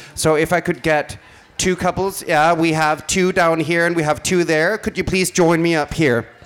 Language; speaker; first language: English; non-native, fluent; Danish